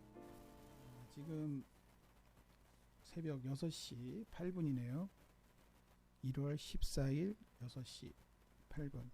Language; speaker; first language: Korean; native; Korean